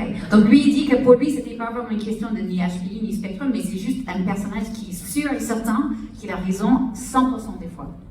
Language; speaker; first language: French; native; French